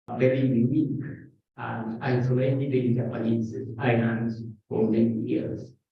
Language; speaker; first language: English; non-native, fluent; Japanese